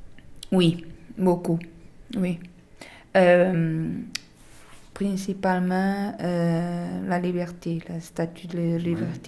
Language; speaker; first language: French; non-native, learner; Portuguese